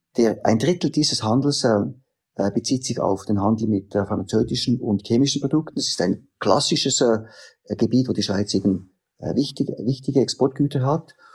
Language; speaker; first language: German; native; German